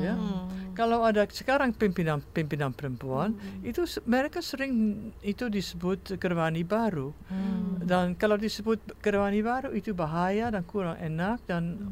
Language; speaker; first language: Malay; non-native, fluent; Dutch